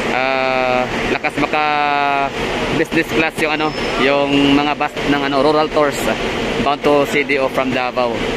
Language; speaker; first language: Filipino; non-native, local second language; Cebuano